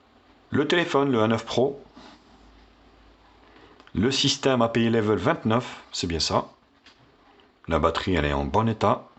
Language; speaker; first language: French; native; French